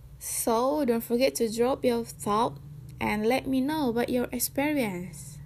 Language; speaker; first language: English; non-native, learner; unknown